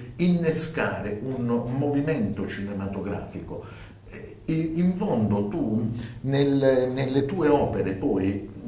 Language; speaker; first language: Italian; native; Italian